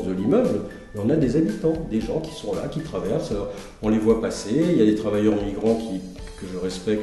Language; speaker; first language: French; native; French